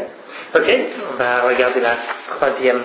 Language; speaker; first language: French; non-native, fluent; English